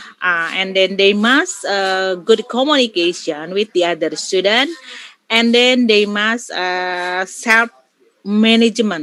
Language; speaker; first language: English; non-native, learner; Indonesian